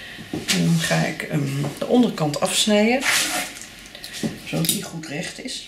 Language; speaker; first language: Dutch; native; Dutch